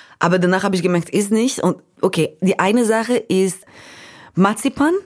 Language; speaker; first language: German; non-native, fluent; Portuguese